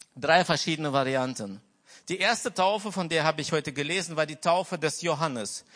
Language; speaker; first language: German; native; German